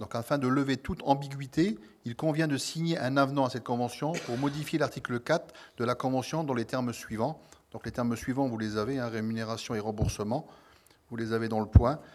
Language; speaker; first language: French; native; French